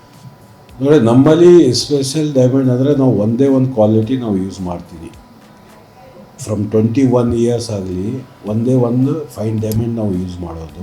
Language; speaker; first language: Kannada; non-native, local second language; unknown